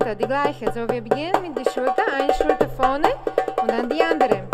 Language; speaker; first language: German; non-native, learner; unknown